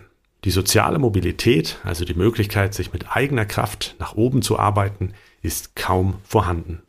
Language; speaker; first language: German; native; German